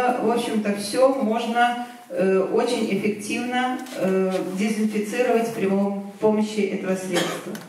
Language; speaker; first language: Russian; native; Russian